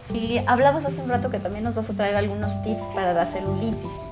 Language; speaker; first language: Spanish; native; Spanish